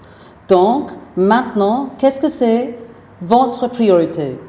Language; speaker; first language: French; non-native, fluent; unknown